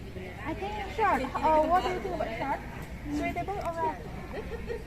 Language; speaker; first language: English; non-native, learner; Indonesian